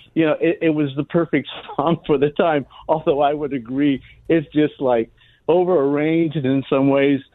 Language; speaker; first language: English; native; English